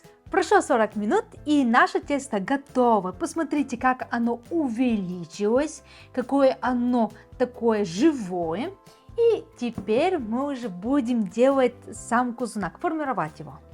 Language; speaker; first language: Russian; non-native, fluent; Bulgarian